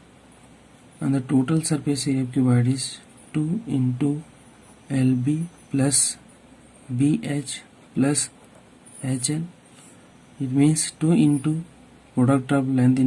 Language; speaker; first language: English; non-native, local second language; Hindi